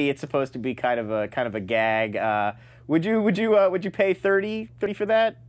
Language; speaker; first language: English; native; English